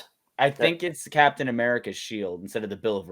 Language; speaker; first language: English; native; English